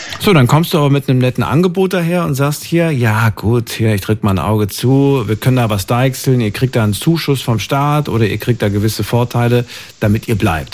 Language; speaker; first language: German; native; German